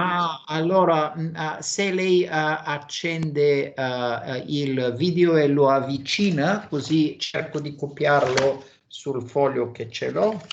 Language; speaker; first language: Italian; non-native, fluent; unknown